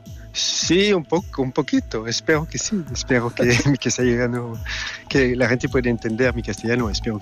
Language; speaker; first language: Spanish; non-native, fluent; French